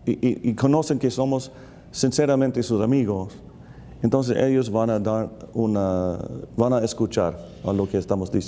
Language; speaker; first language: Spanish; non-native, fluent; English